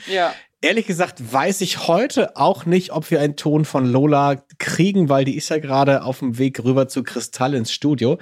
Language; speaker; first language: German; native; German